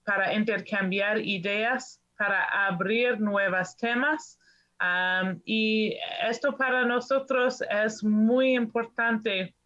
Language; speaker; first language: Spanish; non-native, learner; English